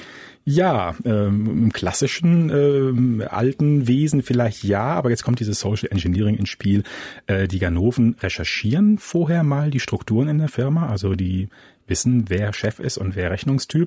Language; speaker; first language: German; native; German